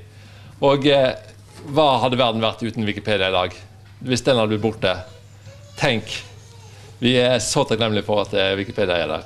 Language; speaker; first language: Norwegian; native; Norwegian